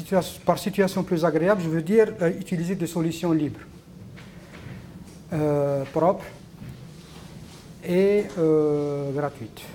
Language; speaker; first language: French; non-native, local second language; Arabic